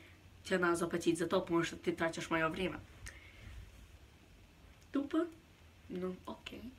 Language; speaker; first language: Russian; early bilingual, heritage; Russian